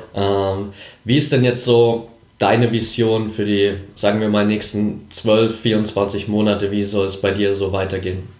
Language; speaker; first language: German; native; German